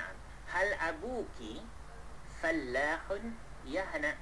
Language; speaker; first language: Arabic; non-native, fluent; Malay